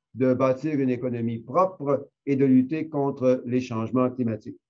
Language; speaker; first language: French; native; French